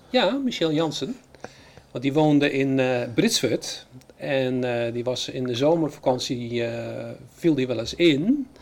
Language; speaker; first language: Dutch; native; Dutch